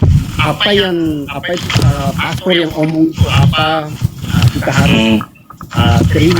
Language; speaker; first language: Indonesian; non-native, fluent; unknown